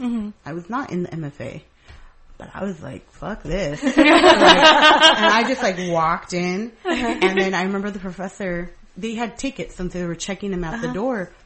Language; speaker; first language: English; early bilingual, other home language; Spanish